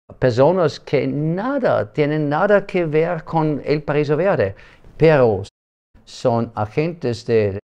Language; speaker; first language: Spanish; non-native, learner; German